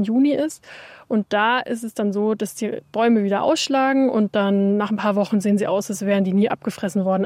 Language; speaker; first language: German; native; German